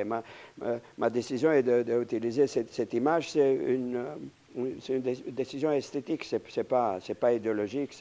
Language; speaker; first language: French; non-native, fluent; Romanian